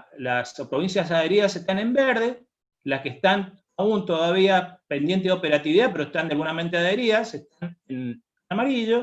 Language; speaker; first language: Spanish; native; Spanish